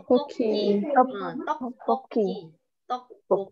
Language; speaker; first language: Korean; non-native, fluent; Indonesian